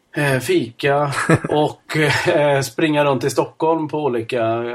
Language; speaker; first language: Swedish; native; Swedish